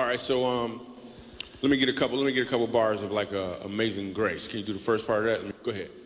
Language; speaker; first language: English; native; English